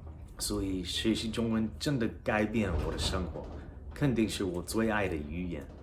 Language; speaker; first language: Chinese; non-native, fluent; English